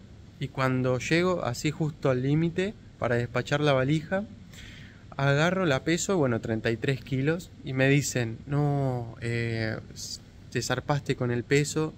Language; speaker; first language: Spanish; native; Spanish